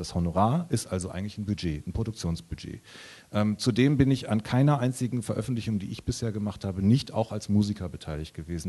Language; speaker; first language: German; native; German